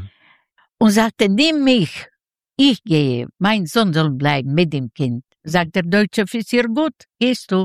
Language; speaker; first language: German; non-native, fluent; Yiddish